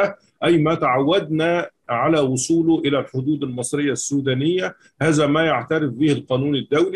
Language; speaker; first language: Arabic; native; Arabic